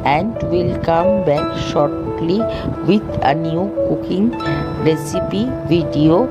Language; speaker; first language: English; non-native, local second language; Bangla